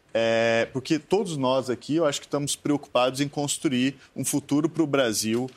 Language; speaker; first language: Portuguese; native; Portuguese